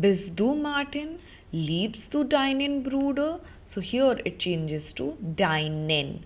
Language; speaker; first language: German; non-native, fluent; Hindi